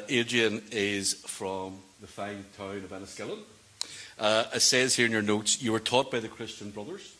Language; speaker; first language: English; native; English